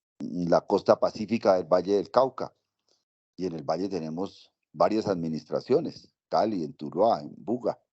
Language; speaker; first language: Spanish; native; Spanish